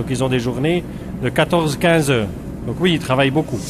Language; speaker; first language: French; native; French